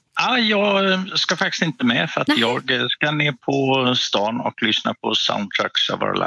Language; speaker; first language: Swedish; native; Swedish